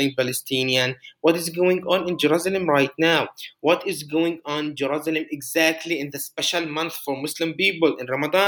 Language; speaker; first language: English; non-native, fluent; Arabic